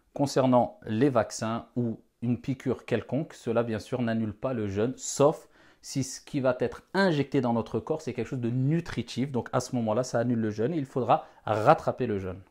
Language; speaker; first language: French; non-native, local second language; Wolof